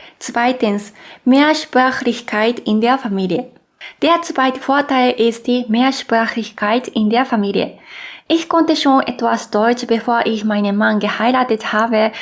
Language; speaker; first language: German; non-native, fluent; Japanese